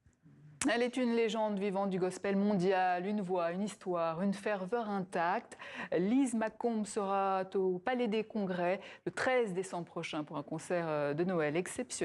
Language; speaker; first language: French; native; French